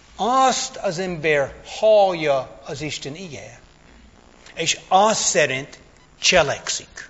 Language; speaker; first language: Hungarian; non-native, fluent; English